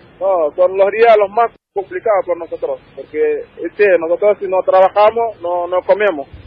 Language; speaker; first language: Spanish; non-native, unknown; Wolof